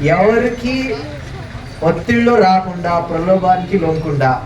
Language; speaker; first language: Telugu; non-native, local second language; Marathi